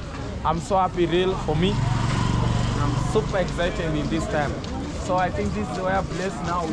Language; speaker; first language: English; non-native, learner; Swahili